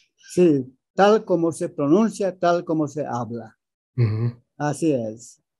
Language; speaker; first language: Spanish; early bilingual, other home language; Aymara